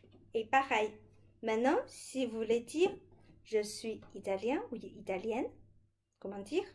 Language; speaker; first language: French; non-native, fluent; Chinese